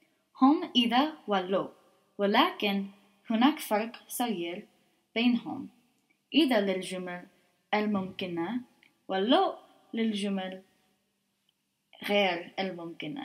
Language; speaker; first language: Arabic; non-native, learner; English